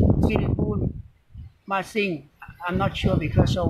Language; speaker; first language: English; non-native, learner; Thai